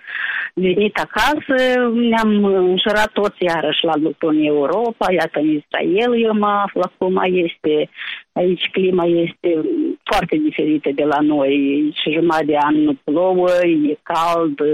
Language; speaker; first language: Romanian; native; Romanian